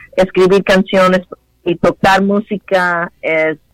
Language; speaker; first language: Spanish; early bilingual, heritage; Spanish